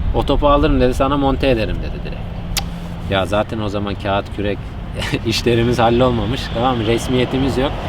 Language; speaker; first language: Turkish; native; Turkish